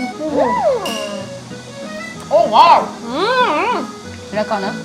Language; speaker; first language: Korean; non-native, fluent; German